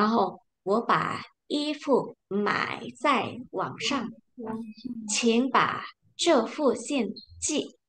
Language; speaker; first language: Chinese; non-native, fluent; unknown